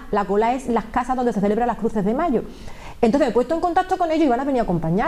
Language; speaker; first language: Spanish; native; Spanish